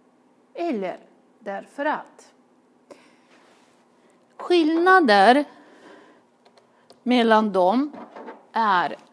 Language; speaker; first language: Swedish; non-native, fluent; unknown